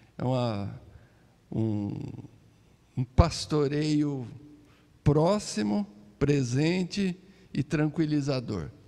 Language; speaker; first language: Portuguese; native; Portuguese